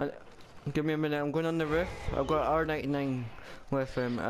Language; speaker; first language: English; native; English